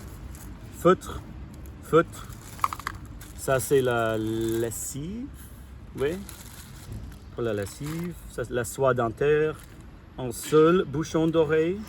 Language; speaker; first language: French; non-native, fluent; English